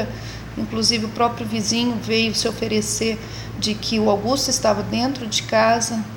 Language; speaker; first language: Portuguese; native; Portuguese